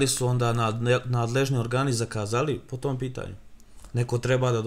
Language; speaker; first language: Croatian; native; Croatian